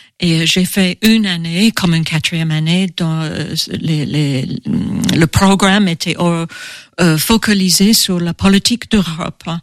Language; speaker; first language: French; non-native, fluent; English